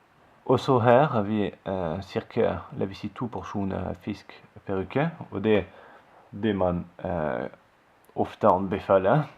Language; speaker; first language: Norwegian; non-native, fluent; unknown